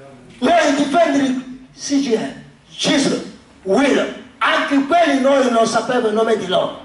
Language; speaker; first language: Italian; non-native, learner; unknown